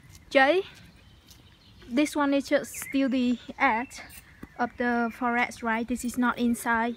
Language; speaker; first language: English; non-native, learner; Vietnamese